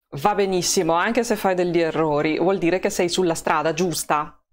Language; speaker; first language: Italian; non-native, fluent; Russian